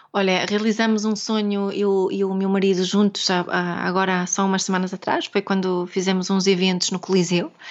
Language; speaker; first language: Portuguese; non-native, fluent; Swedish